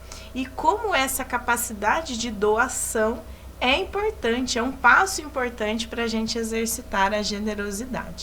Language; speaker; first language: Portuguese; native; Portuguese